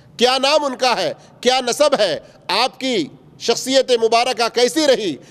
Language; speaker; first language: Urdu; native; Urdu